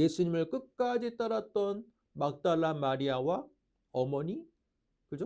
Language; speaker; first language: Korean; native; Korean